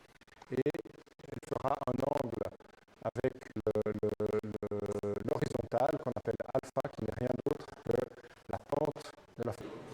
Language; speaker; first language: French; native; French